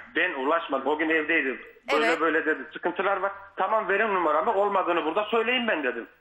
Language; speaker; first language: Turkish; native; Turkish